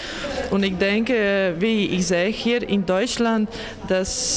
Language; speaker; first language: German; non-native, learner; Latvian